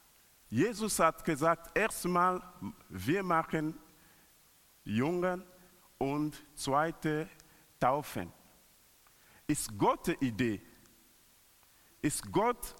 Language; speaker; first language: German; non-native, learner; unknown